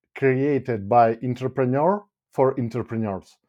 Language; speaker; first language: English; non-native, fluent; Ukrainian